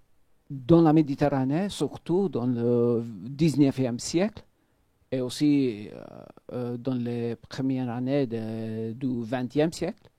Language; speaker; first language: French; non-native, fluent; Maltese